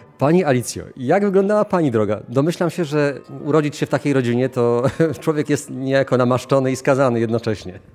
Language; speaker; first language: Polish; native; Polish